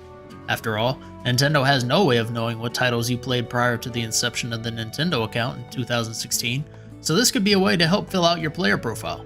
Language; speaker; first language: English; native; English